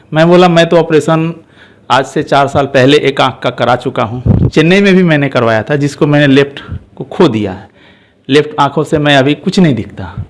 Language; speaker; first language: Hindi; non-native, local second language; Assamese